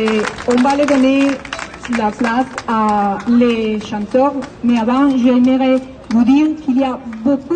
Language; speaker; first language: French; non-native, learner; Spanish